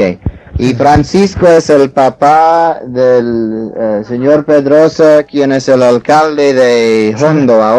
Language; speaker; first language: Spanish; non-native, fluent; English